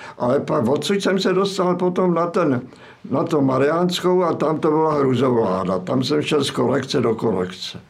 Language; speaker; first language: Czech; native; Czech